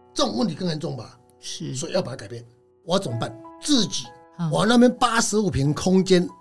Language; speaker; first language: Chinese; native; Chinese